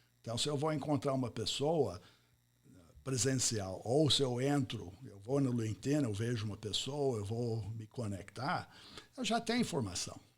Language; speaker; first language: Portuguese; non-native, fluent; English